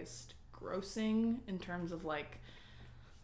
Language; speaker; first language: English; early bilingual, other home language; Spanish